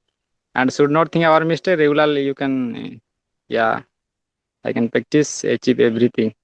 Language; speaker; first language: English; non-native, learner; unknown